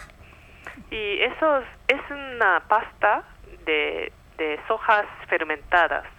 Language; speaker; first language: Spanish; non-native, fluent; Japanese